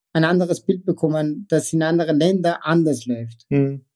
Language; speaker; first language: German; non-native, fluent; Persian